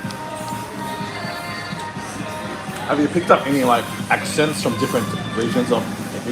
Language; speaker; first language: English; native; English